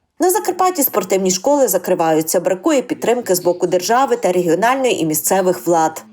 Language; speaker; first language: Ukrainian; native; Ukrainian